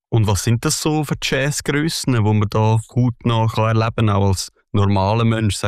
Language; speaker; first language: German; native; German